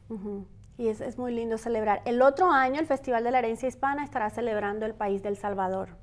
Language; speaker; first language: Spanish; native; Spanish